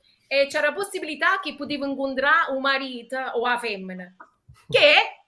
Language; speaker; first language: Italian; early bilingual, heritage; English